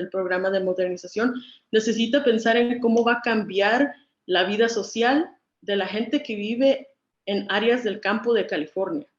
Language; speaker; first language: Spanish; early bilingual, other home language; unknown